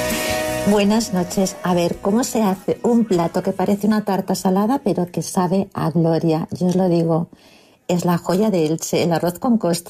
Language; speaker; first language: Spanish; native; Spanish